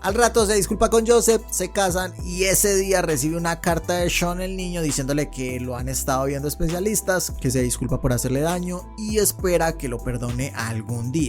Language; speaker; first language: Spanish; native; Spanish